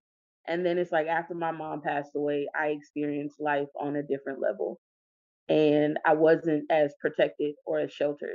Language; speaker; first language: English; native; English